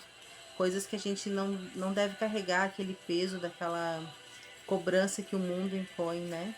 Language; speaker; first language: Portuguese; native; Portuguese